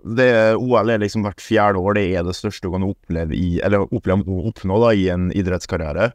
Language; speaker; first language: Norwegian; early bilingual, other home language; German